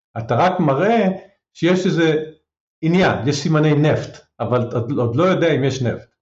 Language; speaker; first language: Hebrew; native; Hebrew